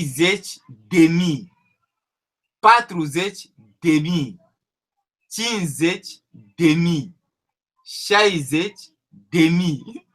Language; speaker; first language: Romanian; non-native, learner; French